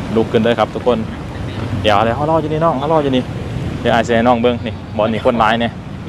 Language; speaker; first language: Thai; native; Thai